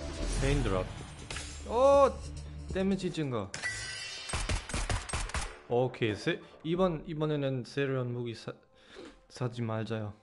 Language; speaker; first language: Korean; non-native, fluent; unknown